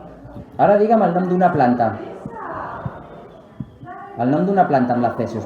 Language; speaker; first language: Catalan; native; Catalan